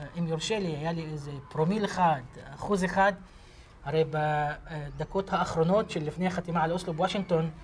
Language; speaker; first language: Hebrew; non-native, local second language; Arabic